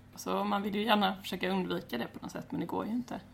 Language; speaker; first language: Swedish; native; Swedish